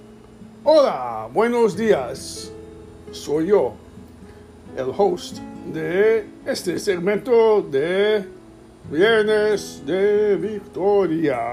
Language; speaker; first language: Spanish; early bilingual, heritage; English